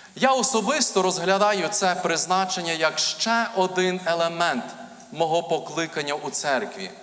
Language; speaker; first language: Ukrainian; native; Ukrainian